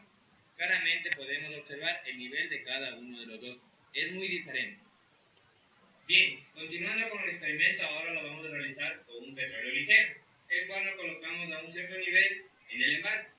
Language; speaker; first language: Spanish; native; Spanish